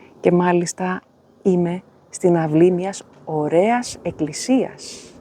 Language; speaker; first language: Greek; native; Greek